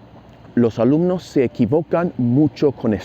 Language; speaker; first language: Spanish; non-native, fluent; English